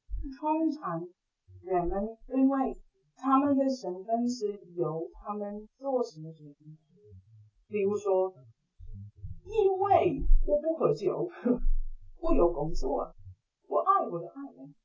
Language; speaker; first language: Chinese; non-native, fluent; English